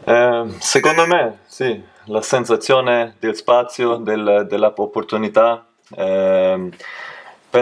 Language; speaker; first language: Italian; non-native, learner; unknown